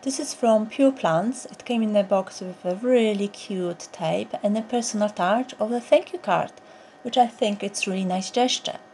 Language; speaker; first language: English; non-native, fluent; Polish